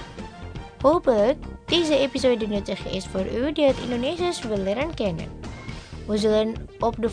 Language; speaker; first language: Dutch; non-native, learner; Indonesian